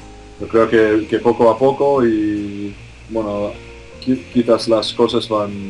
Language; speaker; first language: Spanish; non-native, fluent; English